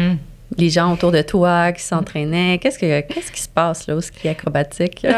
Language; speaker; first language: French; native; French